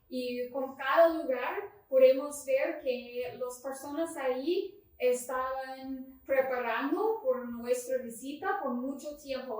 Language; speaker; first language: Spanish; non-native, learner; English